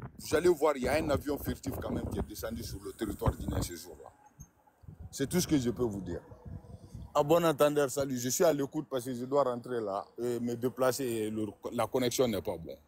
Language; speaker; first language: French; non-native, local second language; Mandingo